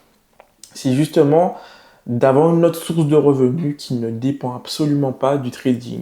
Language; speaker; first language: French; native; French